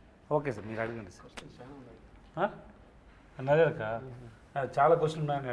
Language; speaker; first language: Telugu; non-native, learner; Tamil